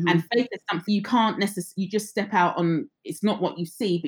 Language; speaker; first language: English; native; English